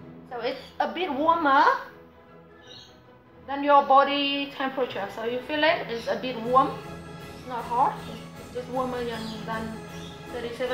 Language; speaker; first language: English; non-native, fluent; Vietnamese